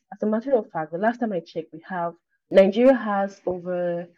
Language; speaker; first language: English; non-native, local second language; Igbo